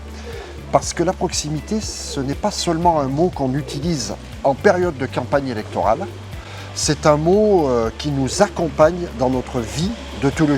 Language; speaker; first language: French; native; French